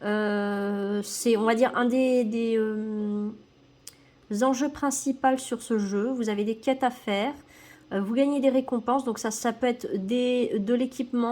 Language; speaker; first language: French; native; French